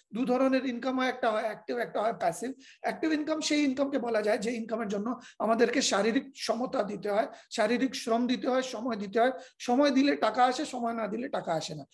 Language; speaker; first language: Bangla; non-native, fluent; Hindi